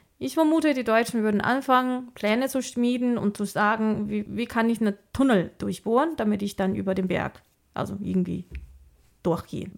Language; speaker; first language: German; non-native, fluent; Chinese